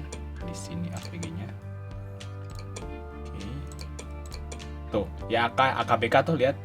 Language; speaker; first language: Indonesian; native; Indonesian